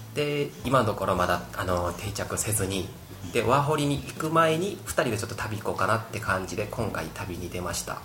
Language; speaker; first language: Japanese; non-native, fluent; Korean